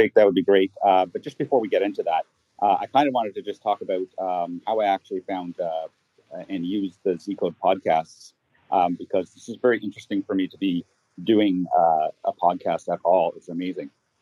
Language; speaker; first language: English; native; English